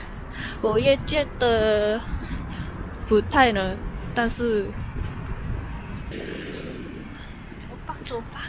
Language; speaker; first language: Chinese; non-native, learner; Korean